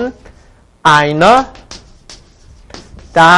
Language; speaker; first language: German; non-native, fluent; Korean